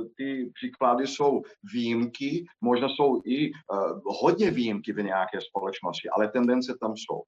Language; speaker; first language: Czech; non-native, fluent; Portuguese